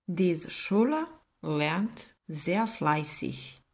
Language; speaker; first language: German; non-native, fluent; Serbian